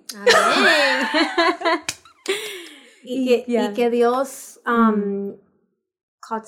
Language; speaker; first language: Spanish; early bilingual, heritage; Spanish